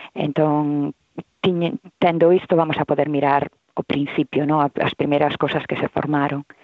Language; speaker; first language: Galician; non-native, local second language; Spanish